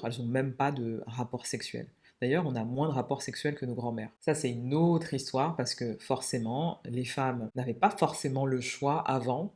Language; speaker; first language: French; native; French